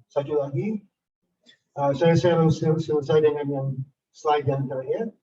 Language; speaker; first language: Indonesian; non-native, fluent; English